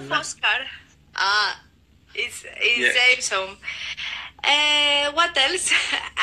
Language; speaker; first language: English; non-native, learner; Greek